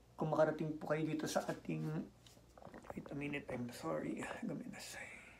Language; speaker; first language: Filipino; native; Filipino